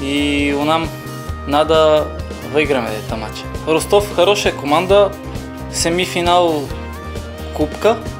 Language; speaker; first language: Russian; non-native, learner; Bulgarian